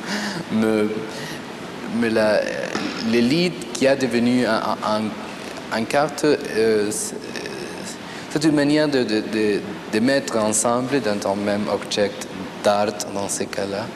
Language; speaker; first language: French; non-native, fluent; Spanish